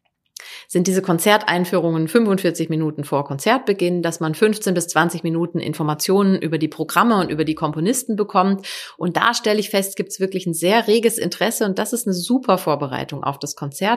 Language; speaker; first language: German; native; German